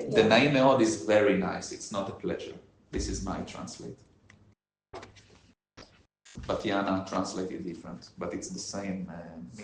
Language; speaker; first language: English; non-native, learner; Hebrew